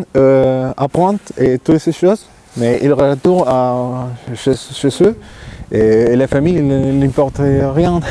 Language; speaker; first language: French; non-native, learner; Spanish